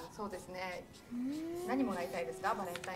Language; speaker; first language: Japanese; native; Japanese